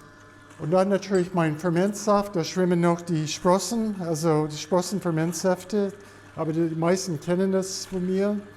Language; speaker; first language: German; non-native, fluent; English